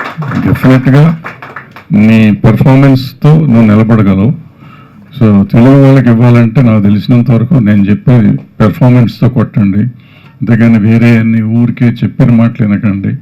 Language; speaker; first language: Telugu; native; Telugu